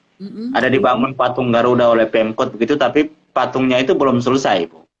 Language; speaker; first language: Indonesian; native; Indonesian